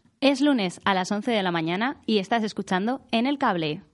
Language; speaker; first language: Spanish; native; Spanish